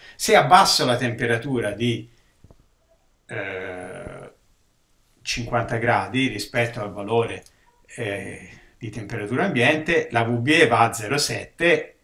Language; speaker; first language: Italian; native; Italian